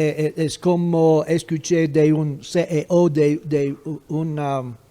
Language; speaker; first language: Spanish; non-native, fluent; English